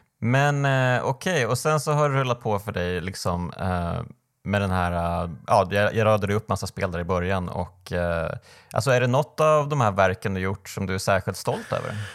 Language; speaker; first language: Swedish; native; Swedish